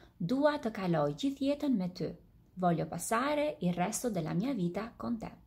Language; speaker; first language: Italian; non-native, fluent; Albanian